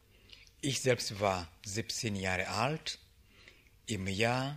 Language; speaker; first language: German; non-native, learner; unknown